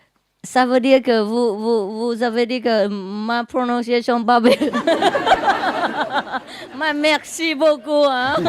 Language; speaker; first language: French; non-native, learner; Vietnamese